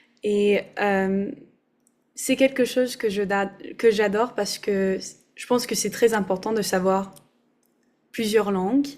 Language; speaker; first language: French; non-native, learner; English